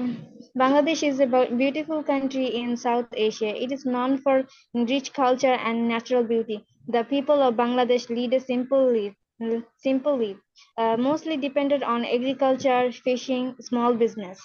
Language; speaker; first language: English; non-native, learner; Bangla